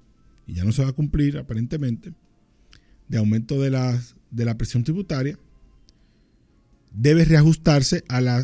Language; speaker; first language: Spanish; native; Spanish